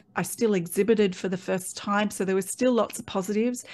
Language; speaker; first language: English; native; English